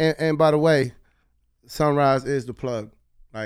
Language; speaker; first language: English; early bilingual, other home language; Spanish